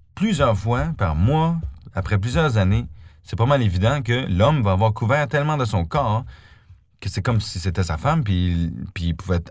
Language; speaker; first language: French; native; French